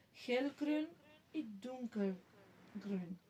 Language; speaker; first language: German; non-native, fluent; Macedonian